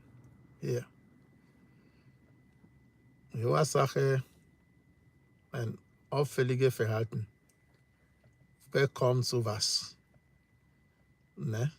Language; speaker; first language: German; non-native, learner; English